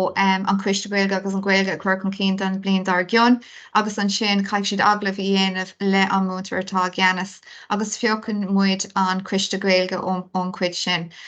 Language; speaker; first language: Irish; non-native, local second language; English